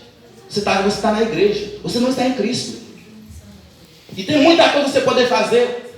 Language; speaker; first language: Portuguese; non-native, learner; Haitian Creole